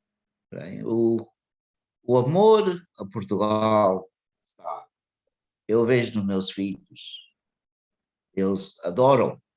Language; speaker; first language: Portuguese; early bilingual, heritage; English